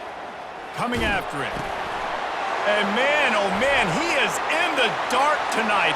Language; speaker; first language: English; native; English